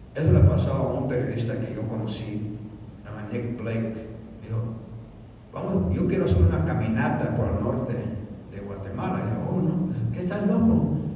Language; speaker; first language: Spanish; early bilingual, other home language; English